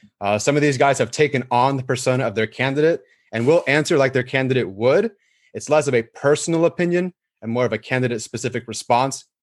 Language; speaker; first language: English; native; English